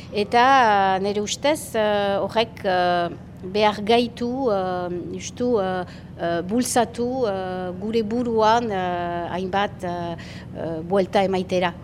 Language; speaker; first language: Basque; native; Basque